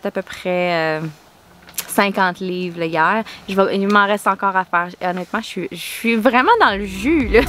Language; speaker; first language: French; native; French